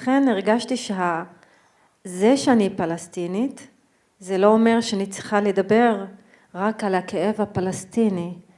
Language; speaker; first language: Hebrew; non-native, local second language; Arabic